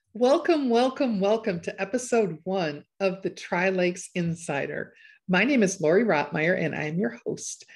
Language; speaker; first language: English; native; English